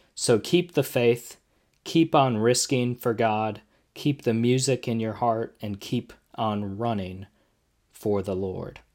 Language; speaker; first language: English; native; English